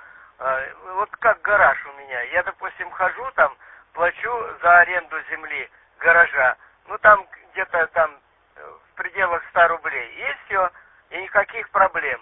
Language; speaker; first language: Russian; native; Russian